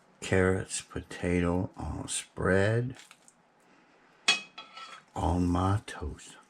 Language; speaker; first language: English; native; English